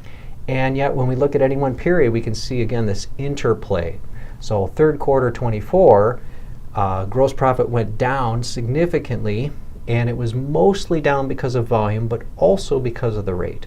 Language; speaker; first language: English; native; English